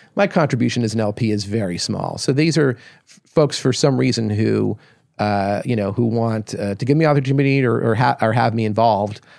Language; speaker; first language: English; native; English